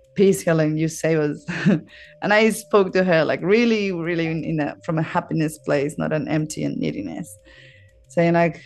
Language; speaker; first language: English; non-native, fluent; Spanish